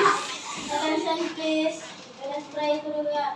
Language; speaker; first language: English; non-native, learner; Indonesian